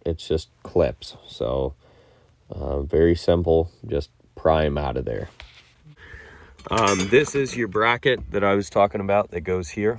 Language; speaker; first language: English; native; English